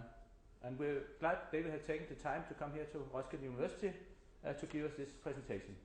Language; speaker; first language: English; non-native, fluent; Danish